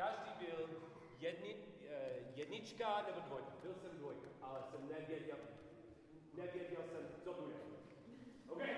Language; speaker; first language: Czech; non-native, learner; English